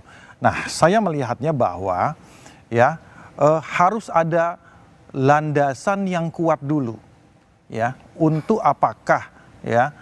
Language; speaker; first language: Indonesian; native; Indonesian